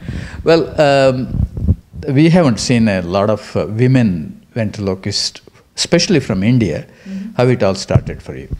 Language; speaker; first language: English; non-native, local second language; Kannada